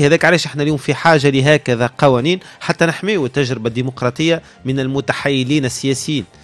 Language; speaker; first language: Arabic; native; Arabic